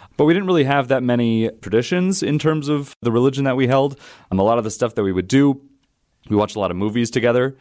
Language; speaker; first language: English; native; English